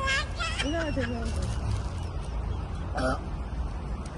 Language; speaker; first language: English; non-native, learner; Haitian Creole